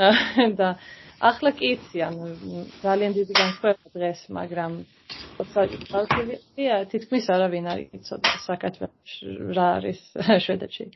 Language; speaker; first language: Georgian; early bilingual, heritage; Georgian